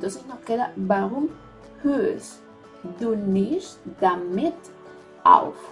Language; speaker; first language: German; non-native, fluent; Spanish